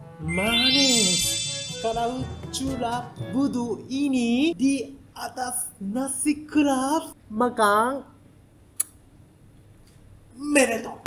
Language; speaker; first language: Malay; non-native, learner; Japanese